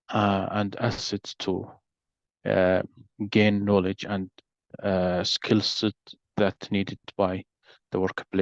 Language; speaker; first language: English; non-native, learner; Arabic